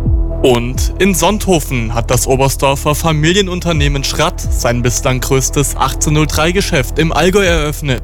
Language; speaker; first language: German; native; German